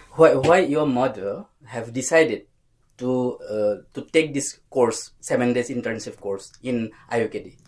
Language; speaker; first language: English; non-native, local second language; Assamese